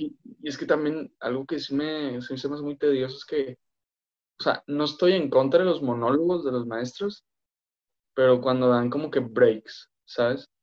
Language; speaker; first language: Spanish; native; Spanish